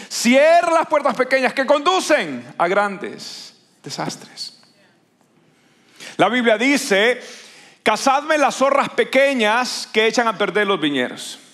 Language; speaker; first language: Spanish; native; Spanish